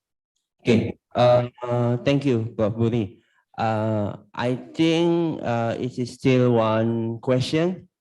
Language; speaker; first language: English; non-native, learner; Indonesian